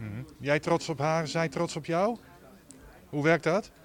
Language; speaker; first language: Dutch; native; Dutch